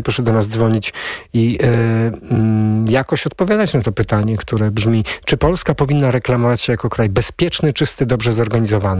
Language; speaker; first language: Polish; native; Polish